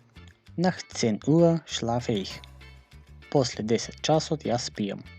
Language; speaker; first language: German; non-native, fluent; Macedonian